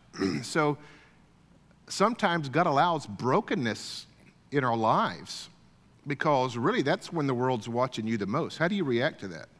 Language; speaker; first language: English; native; English